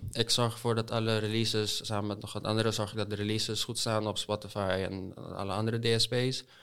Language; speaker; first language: Dutch; non-native, local second language; Papiamento